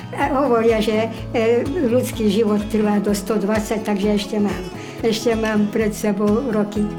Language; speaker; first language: Slovak; early bilingual, heritage; Slovak